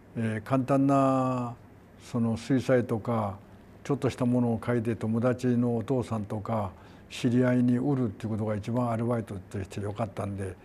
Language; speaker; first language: Japanese; non-native, fluent; Korean